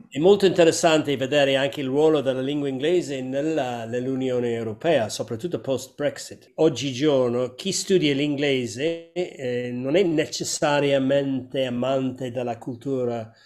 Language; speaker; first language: Italian; non-native, fluent; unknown